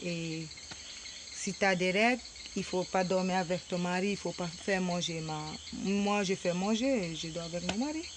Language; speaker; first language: French; non-native, local second language; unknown